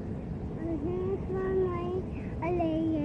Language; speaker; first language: Spanish; early bilingual, heritage; Spanish